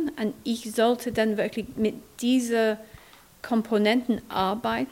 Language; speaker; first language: German; non-native, fluent; English